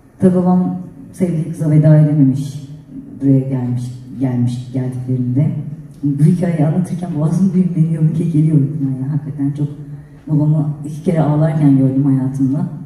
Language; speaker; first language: Turkish; native; Turkish